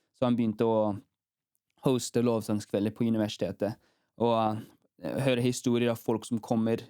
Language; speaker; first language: Norwegian; early bilingual, heritage; Norwegian